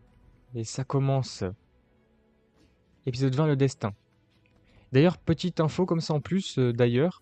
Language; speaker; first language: French; native; French